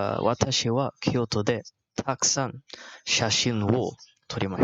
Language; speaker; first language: Japanese; non-native, learner; Malay